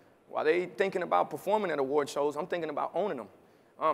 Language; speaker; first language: English; early bilingual, other home language; Spanish